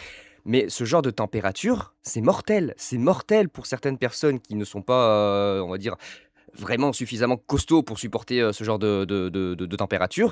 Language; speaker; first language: French; native; French